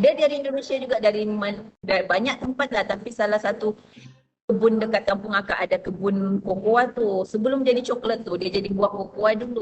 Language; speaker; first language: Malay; non-native, local second language; Buginese